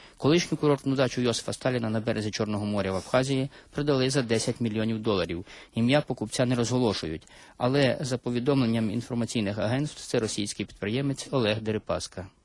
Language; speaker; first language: Ukrainian; native; Ukrainian